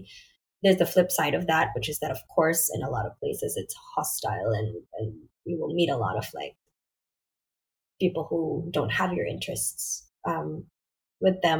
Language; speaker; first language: English; non-native, local second language; Filipino